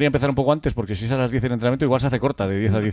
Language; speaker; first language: Spanish; native; Spanish